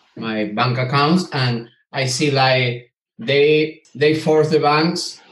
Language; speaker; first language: English; non-native, learner; Spanish